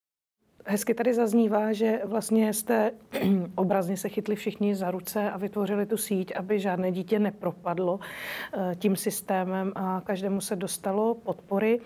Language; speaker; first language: Czech; native; Czech